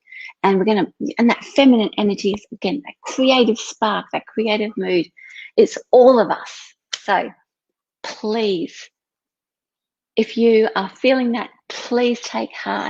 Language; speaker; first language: English; native; English